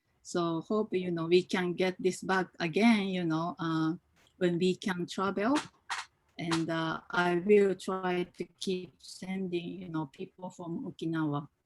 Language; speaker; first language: English; non-native, fluent; Japanese